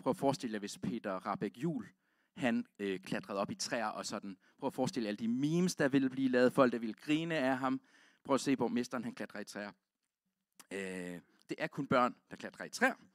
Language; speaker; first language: Danish; native; Danish